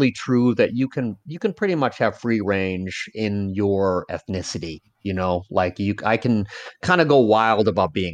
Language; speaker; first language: English; early bilingual, other home language; Lao